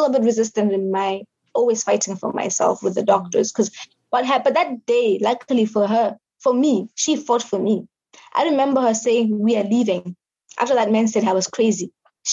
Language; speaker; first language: English; non-native, local second language; Southern Sotho